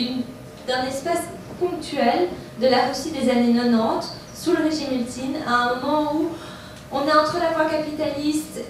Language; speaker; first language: French; native; French